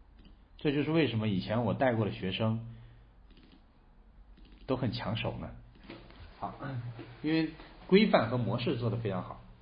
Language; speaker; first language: Chinese; native; Chinese